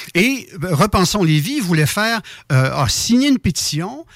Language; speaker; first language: French; native; French